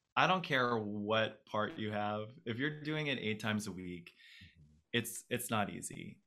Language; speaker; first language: English; native; English